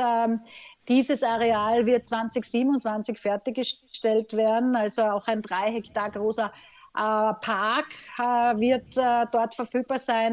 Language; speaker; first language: German; native; German